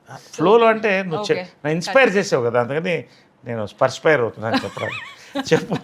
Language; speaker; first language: Telugu; native; Telugu